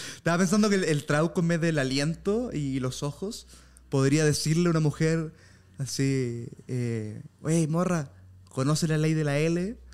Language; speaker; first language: Spanish; native; Spanish